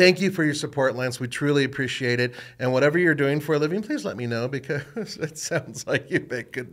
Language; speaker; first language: English; native; English